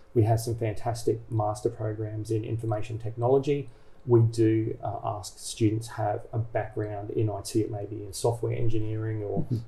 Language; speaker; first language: English; native; English